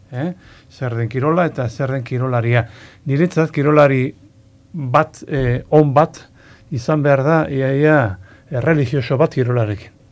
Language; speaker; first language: Basque; non-native, local second language; Spanish